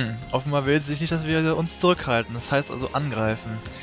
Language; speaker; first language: German; native; German